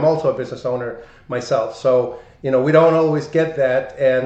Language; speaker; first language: English; non-native, fluent; Spanish